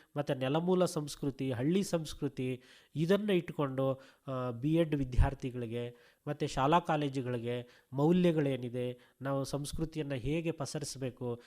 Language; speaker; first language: Kannada; native; Kannada